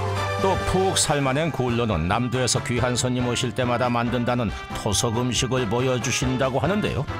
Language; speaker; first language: Korean; native; Korean